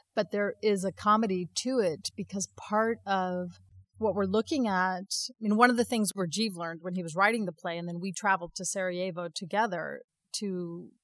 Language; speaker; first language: English; native; English